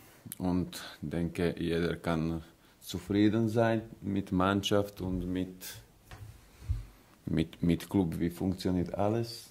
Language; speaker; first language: German; non-native, learner; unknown